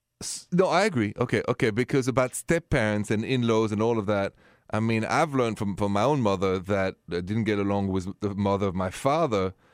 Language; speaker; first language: English; non-native, fluent; French